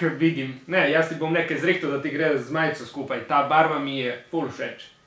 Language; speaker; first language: Slovenian; early bilingual, other home language; Serbian